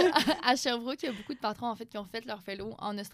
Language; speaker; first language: French; native; French